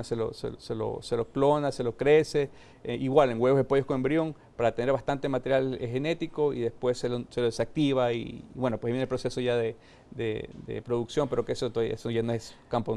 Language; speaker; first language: Spanish; native; Spanish